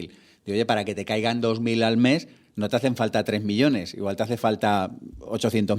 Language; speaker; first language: Spanish; native; Spanish